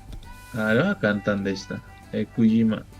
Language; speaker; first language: Japanese; non-native, learner; Spanish